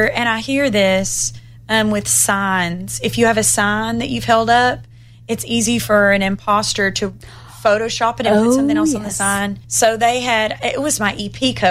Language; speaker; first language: English; native; English